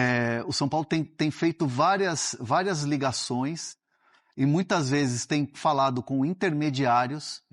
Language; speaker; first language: Portuguese; native; Portuguese